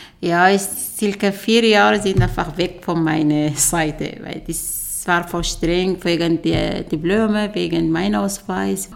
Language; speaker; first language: German; non-native, learner; Arabic